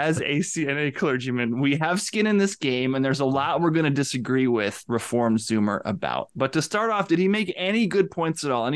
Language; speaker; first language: English; native; English